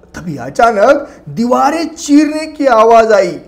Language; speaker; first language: Hindi; non-native, local second language; Marathi